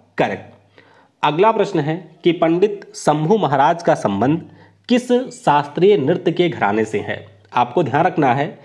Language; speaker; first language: Hindi; native; Hindi